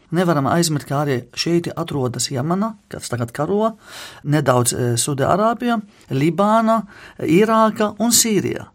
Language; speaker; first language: Latvian; non-native, fluent; Arabic